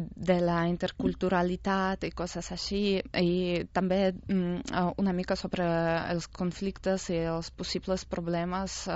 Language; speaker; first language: Catalan; non-native, fluent; Russian